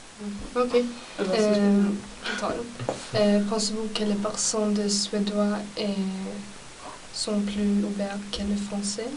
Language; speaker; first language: French; non-native, learner; Swedish